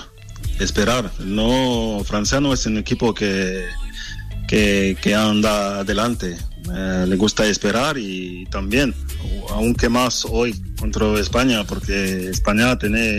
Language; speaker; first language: Spanish; non-native, learner; French